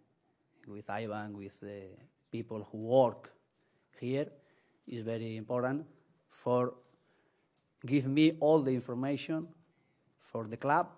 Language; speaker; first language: English; non-native, learner; Spanish